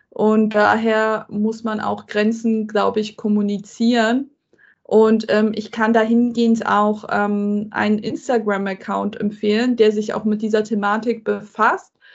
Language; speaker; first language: German; early bilingual, other home language; Persian